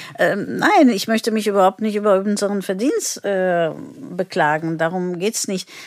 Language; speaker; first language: German; non-native, fluent; Turkish